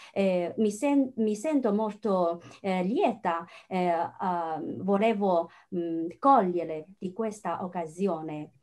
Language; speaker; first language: Italian; non-native, fluent; Chinese